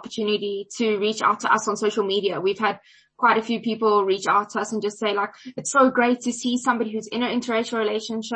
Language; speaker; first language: English; native; English